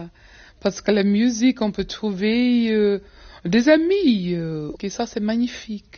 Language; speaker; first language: French; non-native, learner; English